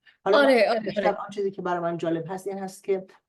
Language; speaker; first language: Persian; native; Persian